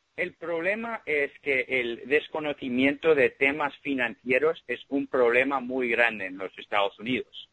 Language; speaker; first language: Spanish; early bilingual, heritage; Spanish